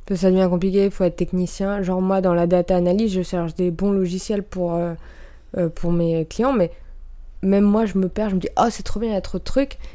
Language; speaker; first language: French; native; French